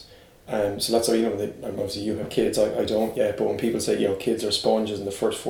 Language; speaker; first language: English; native; English